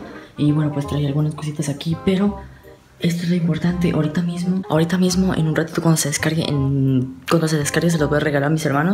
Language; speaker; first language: Spanish; native; Spanish